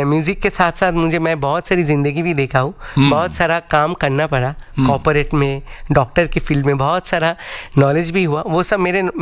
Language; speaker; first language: Hindi; non-native, local second language; Bangla